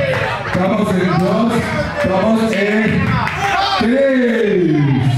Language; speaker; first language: Spanish; native; Spanish